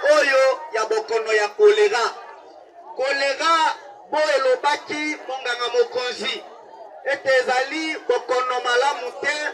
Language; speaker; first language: Lingala; native; Lingala